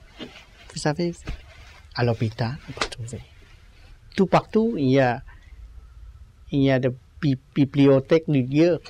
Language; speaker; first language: French; non-native, learner; Vietnamese